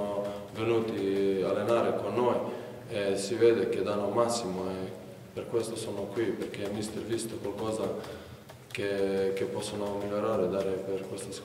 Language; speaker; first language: Italian; non-native, learner; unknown